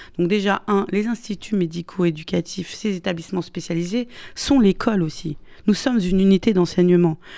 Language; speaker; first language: French; native; French